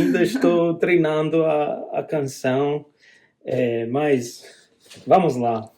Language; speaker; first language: Portuguese; non-native, fluent; English